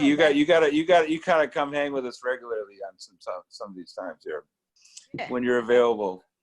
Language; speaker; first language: English; native; English